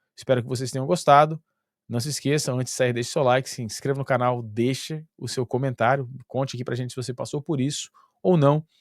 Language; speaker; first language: Portuguese; native; Portuguese